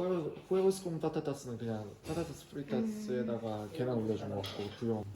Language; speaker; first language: Korean; native; Korean